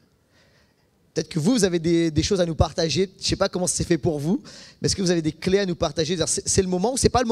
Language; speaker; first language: French; native; French